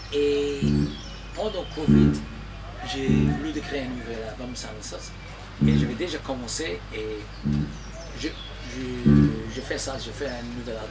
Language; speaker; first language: French; non-native, fluent; English